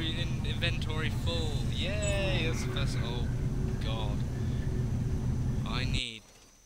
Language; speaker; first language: English; native; English